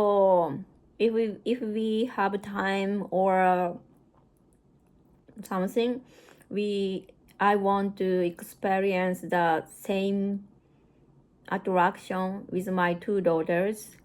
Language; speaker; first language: English; non-native, learner; Japanese